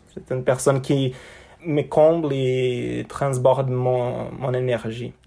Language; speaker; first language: French; non-native, fluent; Portuguese